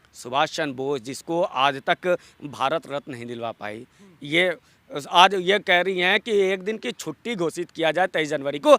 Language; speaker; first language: Hindi; non-native, local second language; Bangla